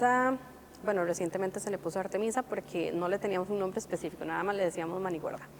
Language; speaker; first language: Spanish; native; Spanish